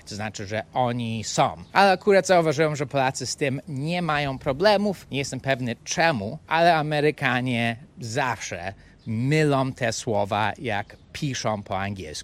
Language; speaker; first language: Polish; non-native, fluent; English